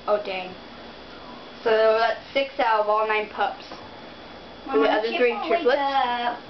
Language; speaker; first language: English; native; English